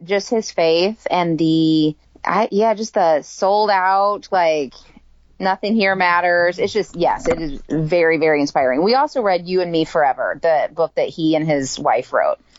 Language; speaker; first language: English; native; English